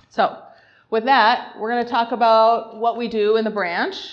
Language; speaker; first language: English; native; English